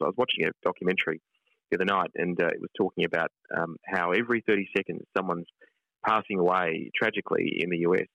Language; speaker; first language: English; native; English